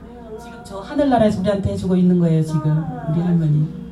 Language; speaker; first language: Korean; native; Korean